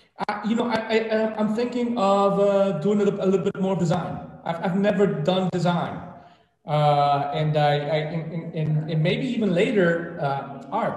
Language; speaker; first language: English; non-native, fluent; Spanish